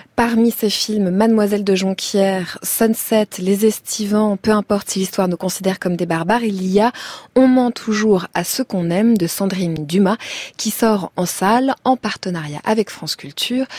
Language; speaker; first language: French; native; French